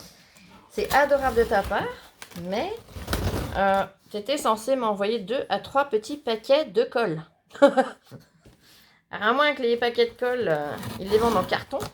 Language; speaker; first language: French; native; French